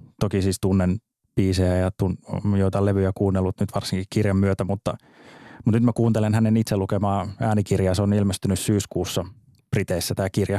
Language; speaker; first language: Finnish; native; Finnish